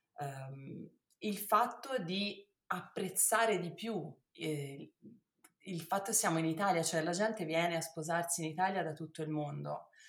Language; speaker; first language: Italian; native; Italian